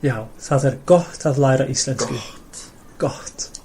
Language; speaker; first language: Icelandic; non-native, fluent; English